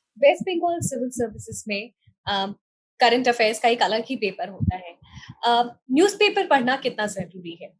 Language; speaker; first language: Hindi; native; Hindi